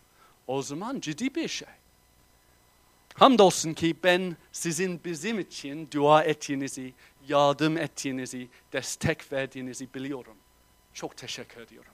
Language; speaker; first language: Turkish; non-native, fluent; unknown